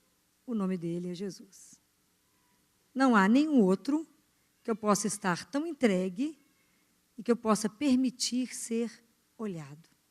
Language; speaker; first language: Portuguese; native; Portuguese